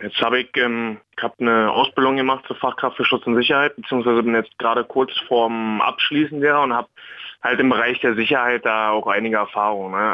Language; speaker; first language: German; native; German